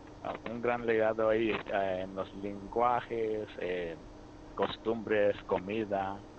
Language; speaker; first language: Spanish; early bilingual, heritage; Spanish